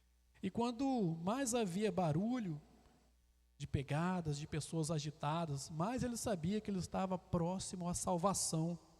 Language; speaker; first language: Portuguese; native; Portuguese